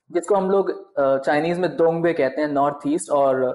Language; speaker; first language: Hindi; native; Hindi